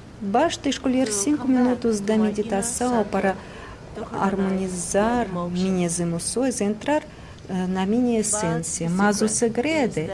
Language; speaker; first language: Portuguese; non-native, fluent; Russian